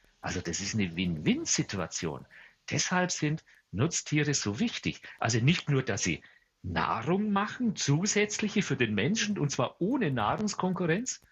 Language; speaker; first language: German; native; German